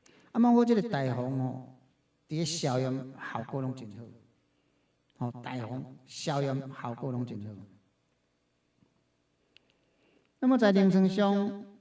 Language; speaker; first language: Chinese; non-native, local second language; Min Nan Chinese